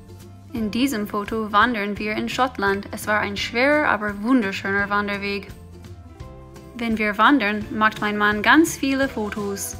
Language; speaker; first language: German; non-native, fluent; English